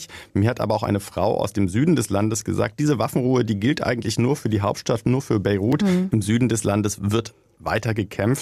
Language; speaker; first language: German; native; German